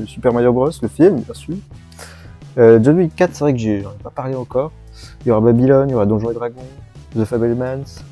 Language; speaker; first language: French; native; French